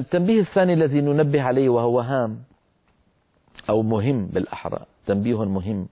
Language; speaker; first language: Arabic; native; Arabic